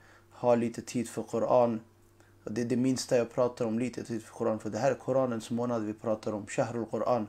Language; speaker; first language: Swedish; non-native, fluent; Urdu